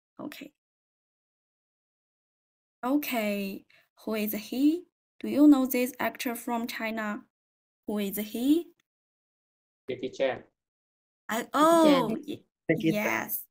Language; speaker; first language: English; non-native, fluent; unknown